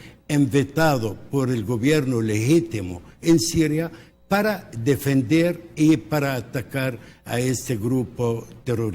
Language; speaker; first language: Spanish; early bilingual, heritage; Spanish